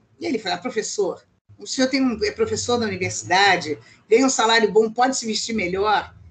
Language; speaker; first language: Portuguese; native; Portuguese